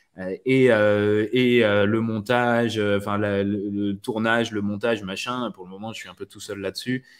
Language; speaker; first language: French; native; French